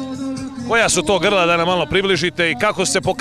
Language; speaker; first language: Serbian; native; Serbian